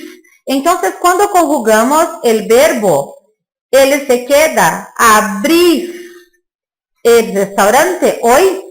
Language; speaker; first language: Spanish; non-native, fluent; Portuguese